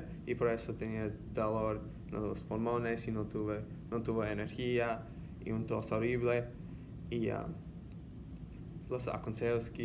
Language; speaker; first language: Spanish; non-native, learner; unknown